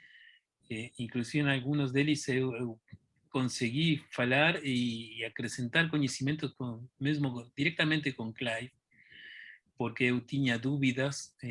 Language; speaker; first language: Portuguese; non-native, fluent; Spanish